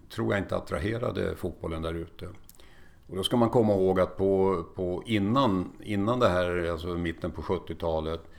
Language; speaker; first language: Swedish; native; Swedish